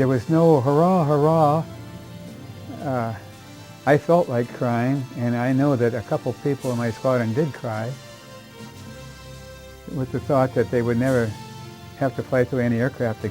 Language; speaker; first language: English; native; English